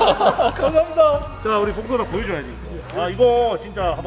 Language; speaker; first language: Korean; native; Korean